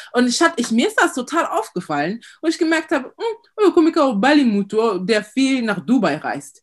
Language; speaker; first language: German; early bilingual, other home language; Lingala